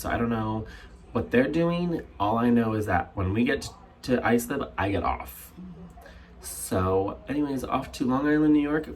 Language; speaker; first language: English; native; English